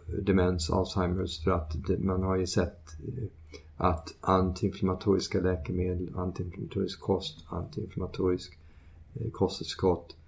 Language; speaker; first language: Swedish; early bilingual, heritage; Swedish